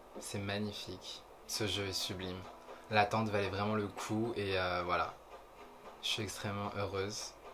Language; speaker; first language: French; native; French